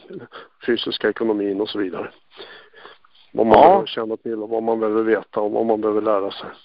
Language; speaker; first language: Swedish; native; Swedish